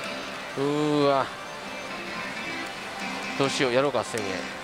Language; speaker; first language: Japanese; native; Japanese